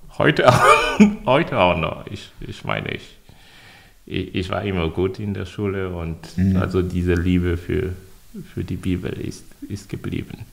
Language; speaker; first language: German; non-native, fluent; French